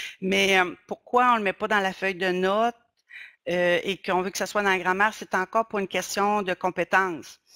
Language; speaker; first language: French; native; French